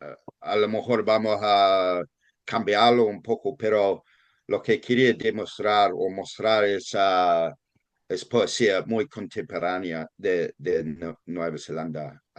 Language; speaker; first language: Spanish; non-native, fluent; English